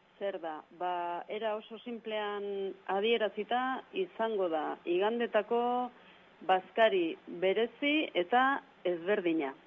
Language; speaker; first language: Basque; native; Basque